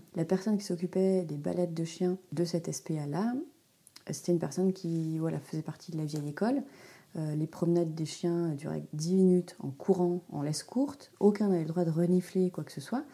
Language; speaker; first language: French; native; French